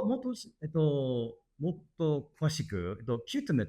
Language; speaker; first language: Japanese; non-native, learner; English